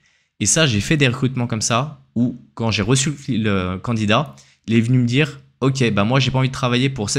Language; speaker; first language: French; native; French